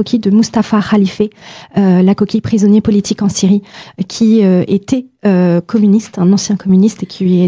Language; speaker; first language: French; native; French